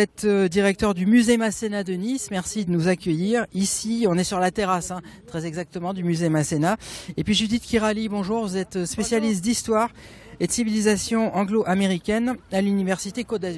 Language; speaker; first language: French; native; French